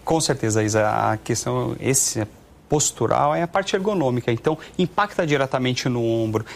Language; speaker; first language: Portuguese; native; Portuguese